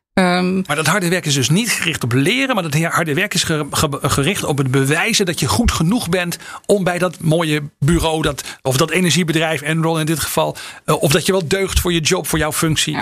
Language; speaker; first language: Dutch; native; Dutch